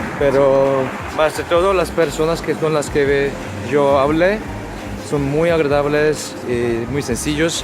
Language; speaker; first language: Spanish; non-native, fluent; Korean